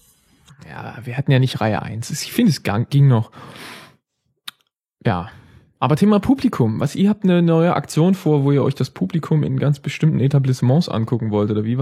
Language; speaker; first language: German; native; German